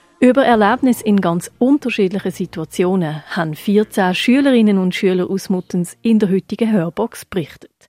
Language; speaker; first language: German; native; German